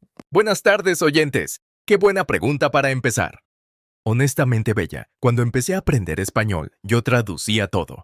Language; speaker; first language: Spanish; non-native, fluent; English